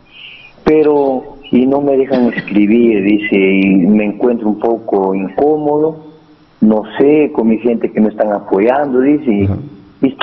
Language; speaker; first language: Spanish; native; Spanish